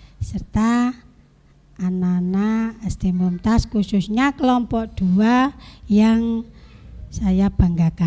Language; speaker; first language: Indonesian; native; Indonesian